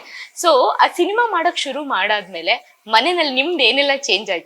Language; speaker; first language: Kannada; native; Kannada